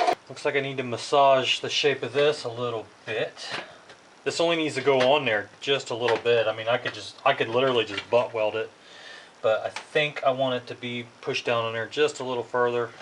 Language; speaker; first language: English; native; English